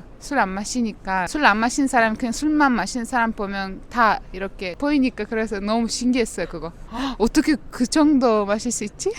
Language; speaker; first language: Korean; non-native, fluent; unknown